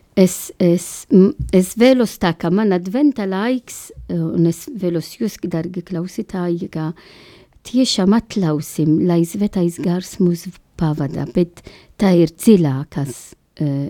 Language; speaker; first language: Latvian; non-native, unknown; Maltese